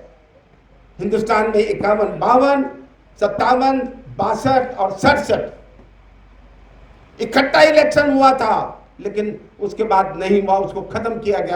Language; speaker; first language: Hindi; native; Hindi